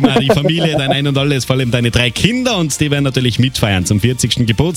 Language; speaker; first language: German; native; German